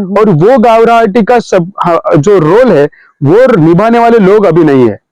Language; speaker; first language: Hindi; non-native, local second language; Marathi